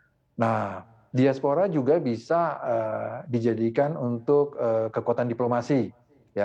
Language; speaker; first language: Indonesian; native; Indonesian